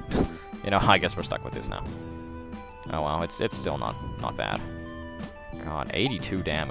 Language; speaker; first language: English; native; English